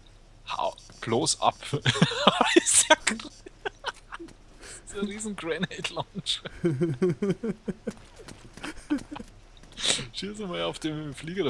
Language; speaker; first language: German; native; German